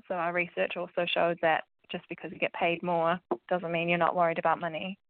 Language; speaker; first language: English; native; English